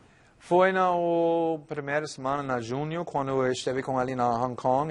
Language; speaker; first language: Portuguese; non-native, fluent; English